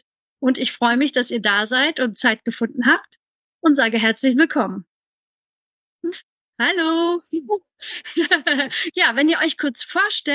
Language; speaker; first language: German; native; German